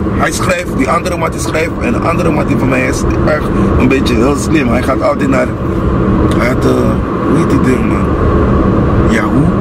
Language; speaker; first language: Dutch; non-native, local second language; Papiamento